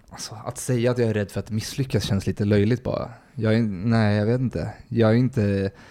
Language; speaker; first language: Swedish; early bilingual, other home language; Spanish